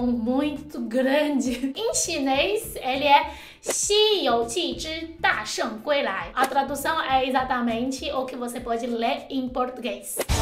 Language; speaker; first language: Portuguese; non-native, fluent; Chinese